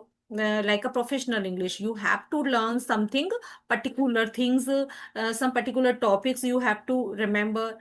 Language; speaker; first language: English; non-native, learner; Hindi